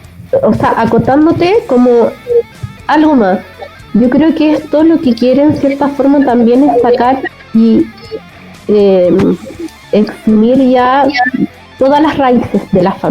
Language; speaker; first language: Spanish; native; Spanish